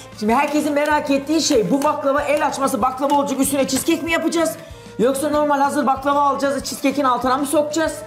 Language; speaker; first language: Turkish; native; Turkish